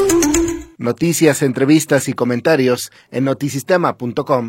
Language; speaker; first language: Spanish; native; Spanish